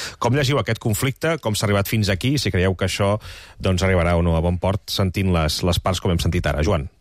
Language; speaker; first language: Catalan; native; Catalan